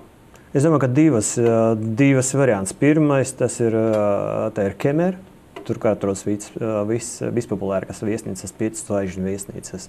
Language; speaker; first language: Latvian; non-native, local second language; Russian